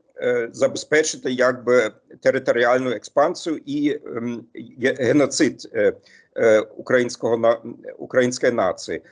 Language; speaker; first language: Ukrainian; non-native, fluent; German